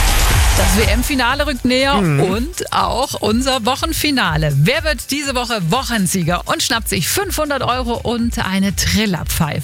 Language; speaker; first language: German; native; German